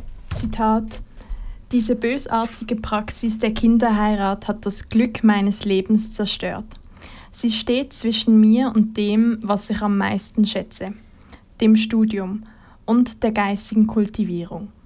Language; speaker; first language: German; native; German